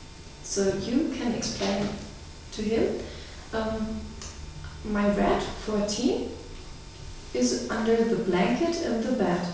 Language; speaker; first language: English; non-native, fluent; German